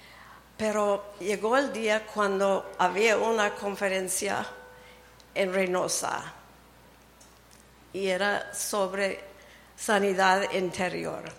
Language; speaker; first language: Spanish; early bilingual, heritage; Spanish